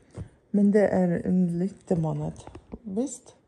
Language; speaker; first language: Swedish; non-native, learner; Mongolian